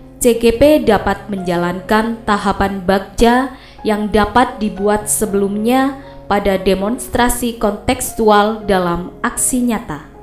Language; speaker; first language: Indonesian; non-native, local second language; Javanese